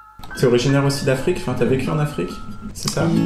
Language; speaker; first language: French; native; French